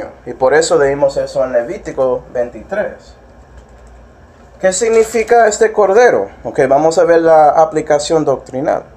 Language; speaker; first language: Spanish; non-native, fluent; English